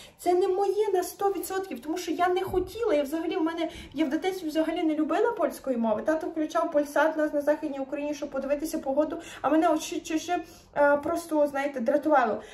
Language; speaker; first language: Ukrainian; native; Ukrainian